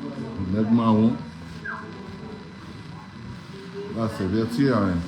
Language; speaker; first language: French; non-native, local second language; Haitian Creole